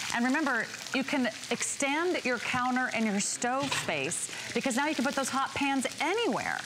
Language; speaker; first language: English; native; English